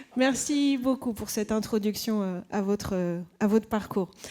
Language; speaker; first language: French; native; French